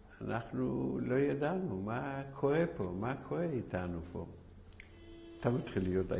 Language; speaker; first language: Hebrew; non-native, fluent; Yiddish